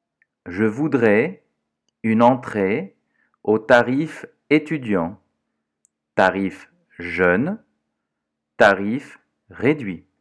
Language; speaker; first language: French; non-native, fluent; Portuguese